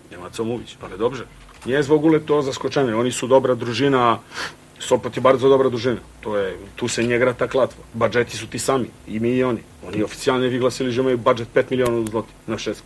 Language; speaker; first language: Polish; non-native, fluent; Croatian